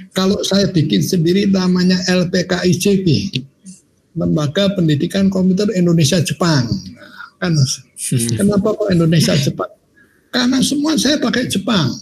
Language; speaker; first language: Indonesian; non-native, local second language; Javanese